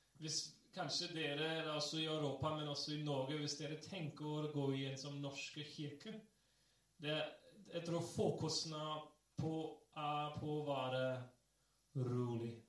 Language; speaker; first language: Norwegian; non-native, fluent; English